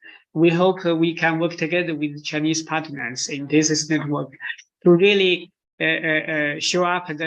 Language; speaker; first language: English; non-native, fluent; Chinese